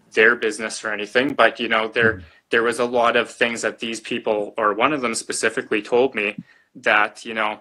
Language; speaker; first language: English; native; English